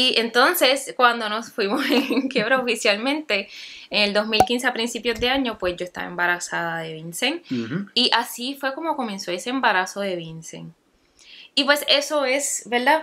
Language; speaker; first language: Spanish; native; Spanish